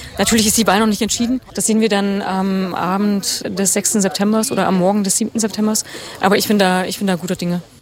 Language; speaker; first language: German; native; German